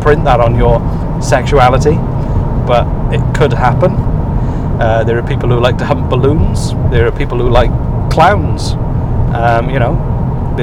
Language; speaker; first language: English; native; English